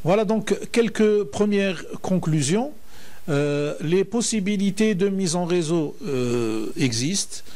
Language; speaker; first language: French; non-native, local second language; Arabic